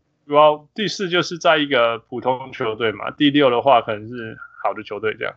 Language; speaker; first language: Chinese; early bilingual, heritage; Chinese